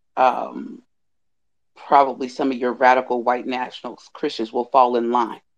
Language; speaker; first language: English; native; English